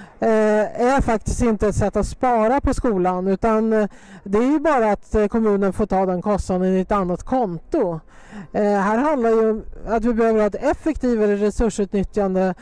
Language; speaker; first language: Swedish; native; Swedish